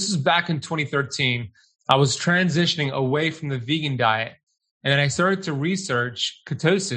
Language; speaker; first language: English; native; English